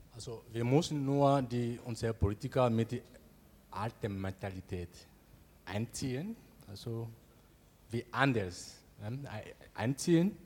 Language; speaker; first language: German; non-native, learner; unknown